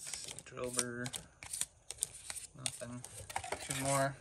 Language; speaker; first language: English; native; English